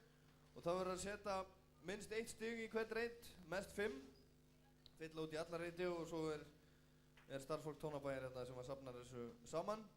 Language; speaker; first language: Icelandic; native; Icelandic